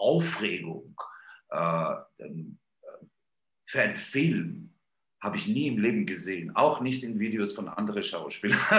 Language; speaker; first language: German; non-native, fluent; Georgian